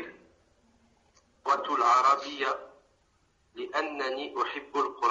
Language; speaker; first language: Arabic; non-native, learner; French